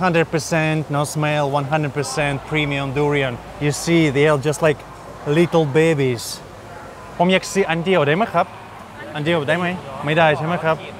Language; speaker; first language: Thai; non-native, learner; Russian